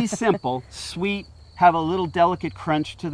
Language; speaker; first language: English; native; English